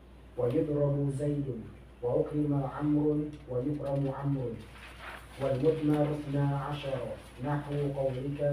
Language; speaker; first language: Arabic; non-native, learner; Indonesian